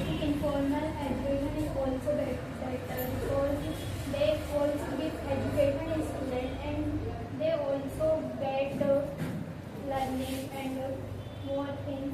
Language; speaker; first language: English; non-native, learner; Hindi